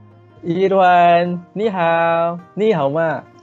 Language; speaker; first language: Chinese; non-native, learner; Malay